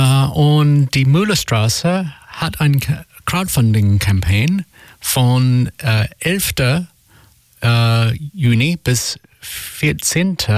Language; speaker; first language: German; non-native, learner; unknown